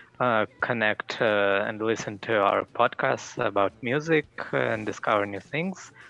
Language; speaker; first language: English; non-native, fluent; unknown